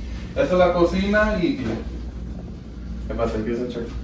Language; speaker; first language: Spanish; early bilingual, heritage; Spanish